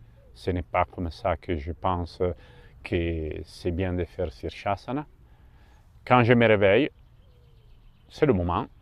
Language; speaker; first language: French; non-native, fluent; Italian